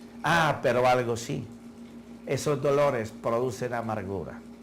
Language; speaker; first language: Spanish; native; Spanish